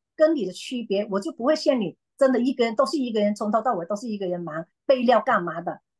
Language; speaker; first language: Chinese; non-native, local second language; Cantonese